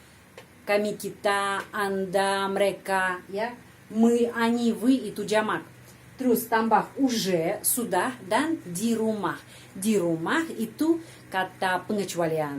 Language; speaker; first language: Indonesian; non-native, fluent; Russian